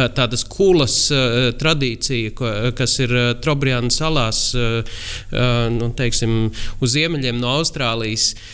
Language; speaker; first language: Latvian; native; Latvian